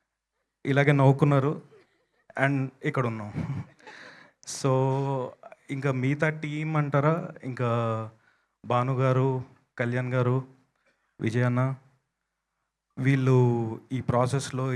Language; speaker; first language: Telugu; native; Telugu